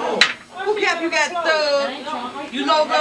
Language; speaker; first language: English; native; English